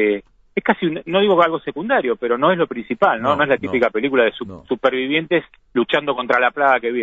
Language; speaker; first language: Spanish; native; Spanish